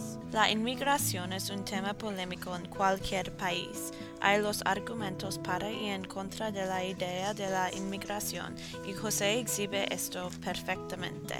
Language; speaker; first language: Spanish; non-native, learner; English